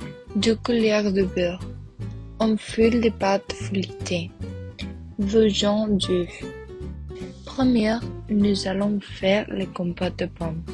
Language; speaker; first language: French; non-native, learner; English